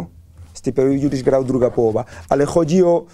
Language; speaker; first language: Polish; non-native, learner; Spanish